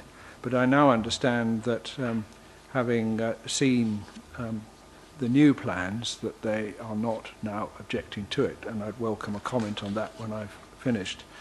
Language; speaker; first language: English; native; English